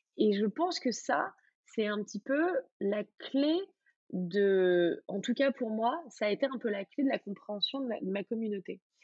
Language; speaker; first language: French; native; French